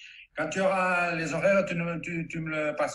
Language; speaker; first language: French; non-native, fluent; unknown